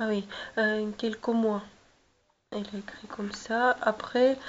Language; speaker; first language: French; non-native, learner; Russian